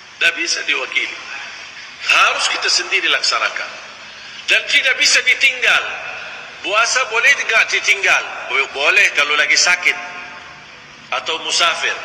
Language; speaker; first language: Malay; non-native, fluent; Arabic